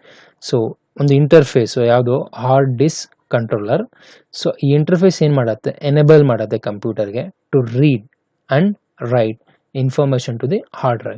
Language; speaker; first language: Kannada; native; Kannada